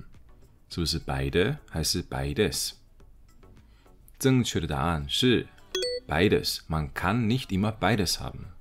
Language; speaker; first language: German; non-native, fluent; Chinese